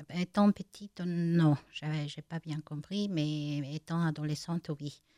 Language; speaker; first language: French; non-native, fluent; Spanish